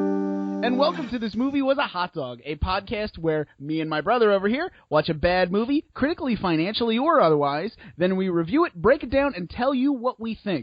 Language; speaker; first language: English; native; English